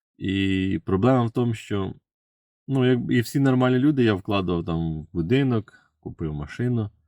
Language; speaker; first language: Ukrainian; native; Ukrainian